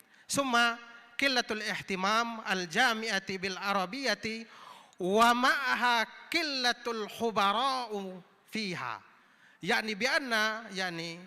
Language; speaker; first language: Arabic; non-native, fluent; Indonesian